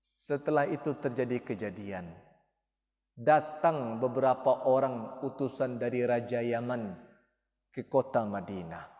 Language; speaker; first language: Malay; non-native, local second language; Minangkabau